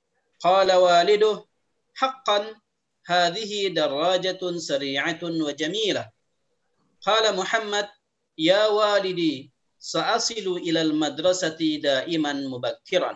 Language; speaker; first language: Arabic; non-native, fluent; Indonesian